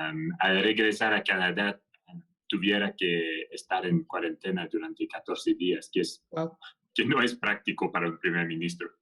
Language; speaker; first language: Spanish; non-native, fluent; French